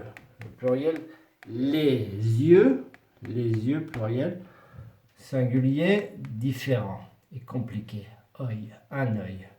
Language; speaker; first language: French; non-native, fluent; Spanish